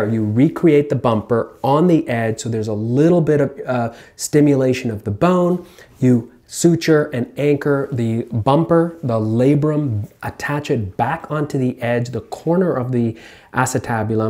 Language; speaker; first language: English; native; English